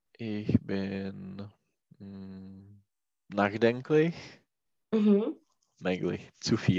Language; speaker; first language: German; non-native, learner; Czech